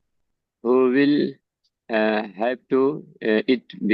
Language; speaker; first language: English; non-native, learner; Hindi